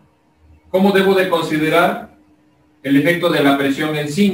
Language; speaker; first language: Spanish; native; Spanish